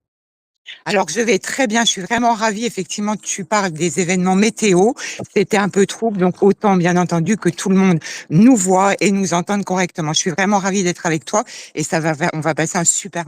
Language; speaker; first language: French; native; French